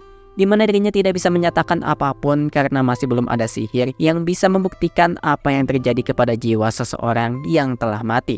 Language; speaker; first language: Indonesian; native; Indonesian